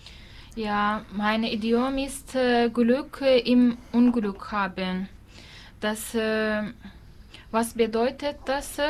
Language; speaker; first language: German; non-native, learner; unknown